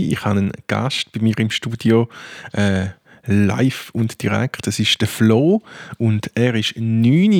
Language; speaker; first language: German; native; German